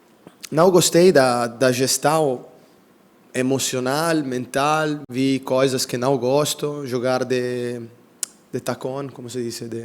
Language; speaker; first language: Portuguese; non-native, fluent; Italian